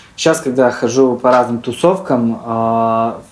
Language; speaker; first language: Russian; early bilingual, heritage; Serbian